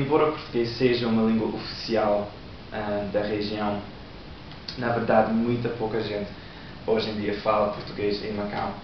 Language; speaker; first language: Portuguese; non-native, learner; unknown